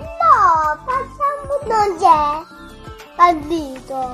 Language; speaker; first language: Italian; early bilingual, other home language; Bangla